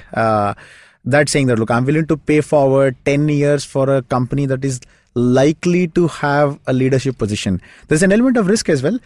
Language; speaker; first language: English; non-native, local second language; Kannada